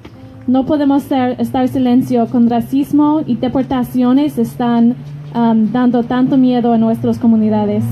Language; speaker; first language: Spanish; non-native, learner; English